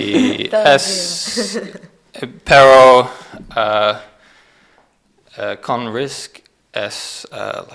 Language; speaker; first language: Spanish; non-native, learner; English